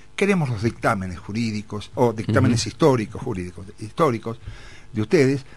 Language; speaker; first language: Spanish; native; Spanish